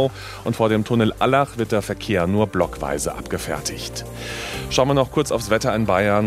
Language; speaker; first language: German; native; German